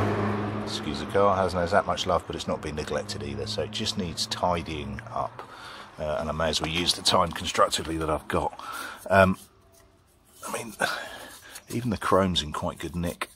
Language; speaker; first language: English; native; English